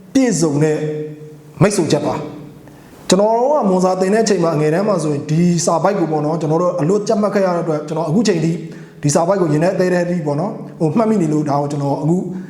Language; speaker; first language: Burmese; non-native, local second language; Mon